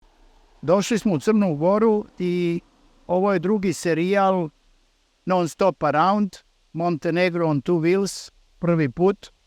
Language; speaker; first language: Bosnian; native; Bosnian